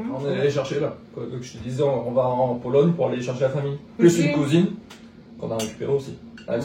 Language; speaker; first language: French; native; French